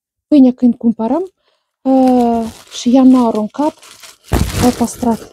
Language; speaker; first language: Romanian; non-native, learner; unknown